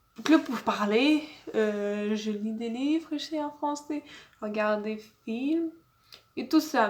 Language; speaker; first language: French; non-native, learner; Russian